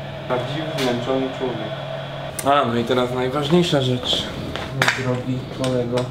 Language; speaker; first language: Polish; native; Polish